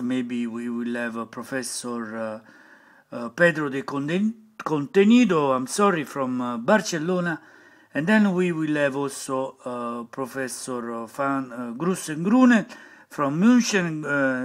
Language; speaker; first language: English; non-native, learner; Italian